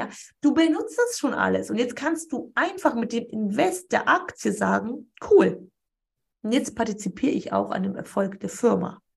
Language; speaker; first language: German; early bilingual, other home language; Polish